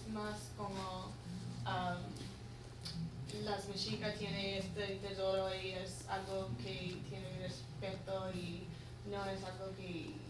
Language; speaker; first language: Spanish; non-native, learner; English